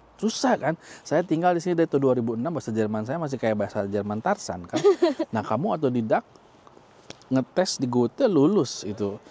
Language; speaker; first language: Indonesian; native; Indonesian